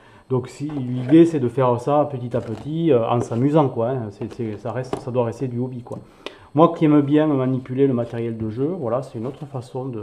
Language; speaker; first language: French; native; French